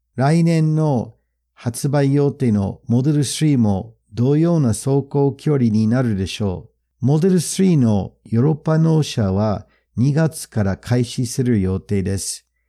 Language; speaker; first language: Japanese; non-native, fluent; English